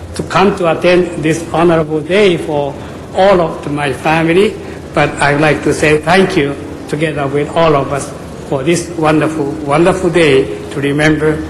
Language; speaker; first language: English; non-native, fluent; Japanese